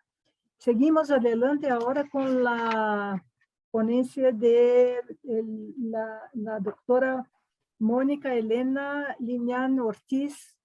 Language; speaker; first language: Spanish; non-native, fluent; Portuguese